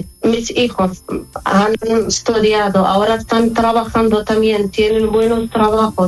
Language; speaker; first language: Spanish; non-native, learner; Arabic